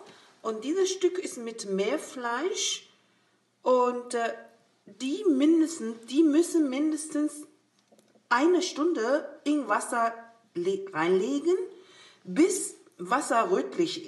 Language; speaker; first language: German; non-native, learner; Chinese